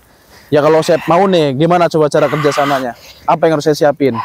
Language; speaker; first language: Indonesian; non-native, local second language; Sundanese